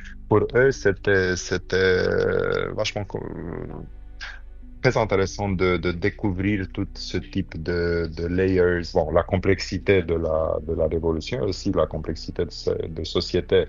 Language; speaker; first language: French; non-native, fluent; Romanian